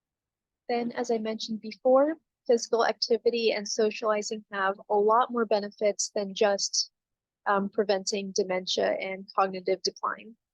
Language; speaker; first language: English; native; English